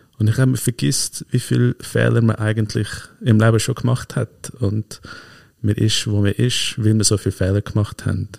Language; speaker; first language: German; early bilingual, heritage; German